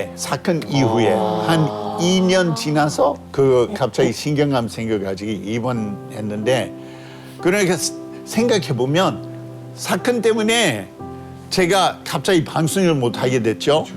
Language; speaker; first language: Korean; non-native, fluent; English